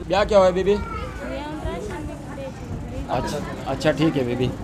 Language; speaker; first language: Hindi; non-native, local second language; Saraiki